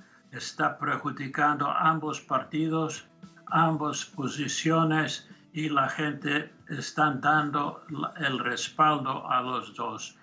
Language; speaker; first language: Spanish; non-native, fluent; English